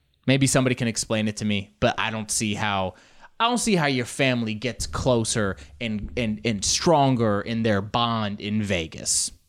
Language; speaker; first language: English; early bilingual, other home language; Spanish